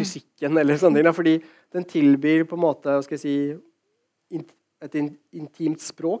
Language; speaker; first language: Norwegian; native; Norwegian